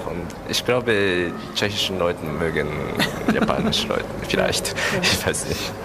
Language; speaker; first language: German; non-native, learner; Japanese